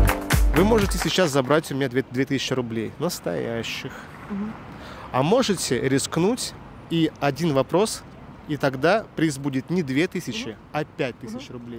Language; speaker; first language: Russian; native; Russian